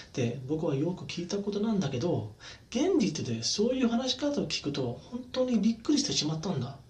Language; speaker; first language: Japanese; non-native, learner; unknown